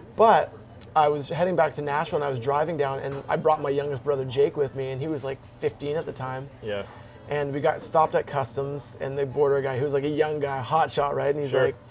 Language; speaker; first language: English; native; English